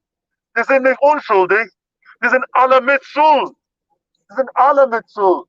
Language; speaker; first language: German; non-native, fluent; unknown